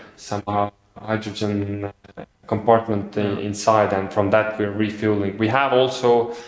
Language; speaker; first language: English; non-native, fluent; Estonian